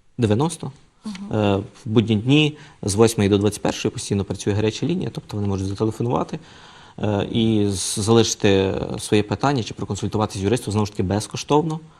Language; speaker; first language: Ukrainian; native; Ukrainian